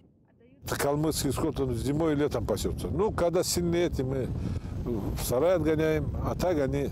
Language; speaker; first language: Russian; non-native, local second language; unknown